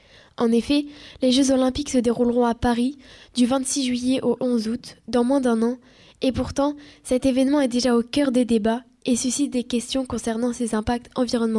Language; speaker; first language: French; native; French